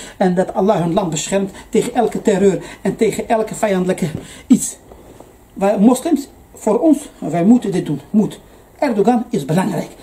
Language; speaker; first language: Dutch; early bilingual, other home language; Arabic